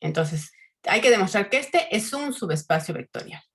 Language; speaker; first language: Spanish; native; Spanish